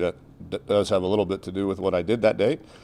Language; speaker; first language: English; native; English